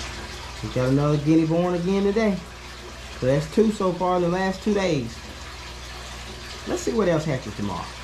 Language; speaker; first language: English; native; English